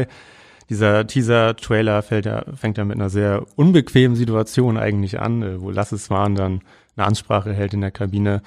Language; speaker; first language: German; native; German